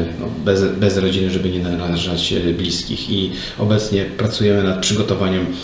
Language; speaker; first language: Polish; native; Polish